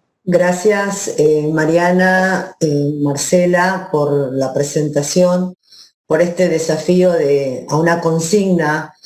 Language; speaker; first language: Spanish; native; Spanish